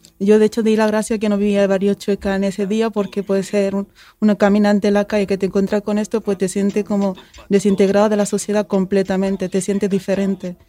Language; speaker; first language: Spanish; early bilingual, other home language; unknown